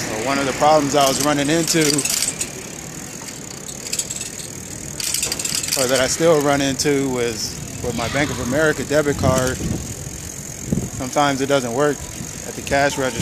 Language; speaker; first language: English; native; English